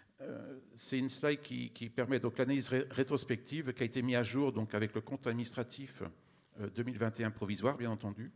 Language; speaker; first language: French; native; French